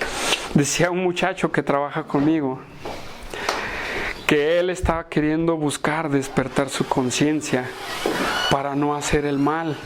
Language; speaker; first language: Spanish; native; Spanish